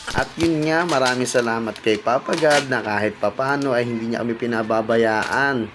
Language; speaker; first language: Filipino; native; Filipino